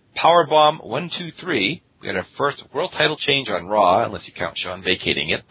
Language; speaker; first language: English; native; English